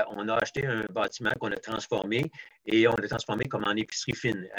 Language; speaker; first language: French; native; French